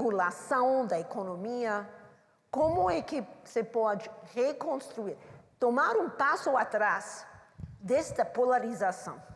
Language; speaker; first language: Portuguese; non-native, learner; English